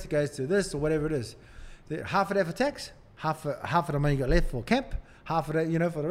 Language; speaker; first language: English; native; English